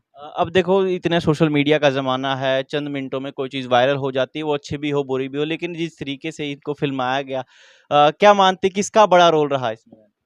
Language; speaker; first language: Hindi; native; Hindi